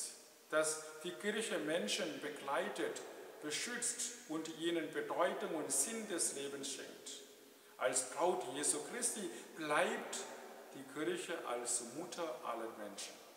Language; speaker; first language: German; non-native, fluent; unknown